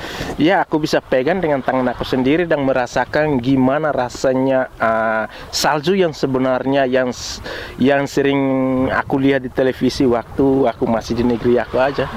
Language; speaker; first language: Indonesian; non-native, local second language; Tetum